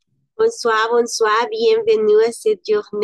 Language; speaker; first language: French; non-native, learner; Spanish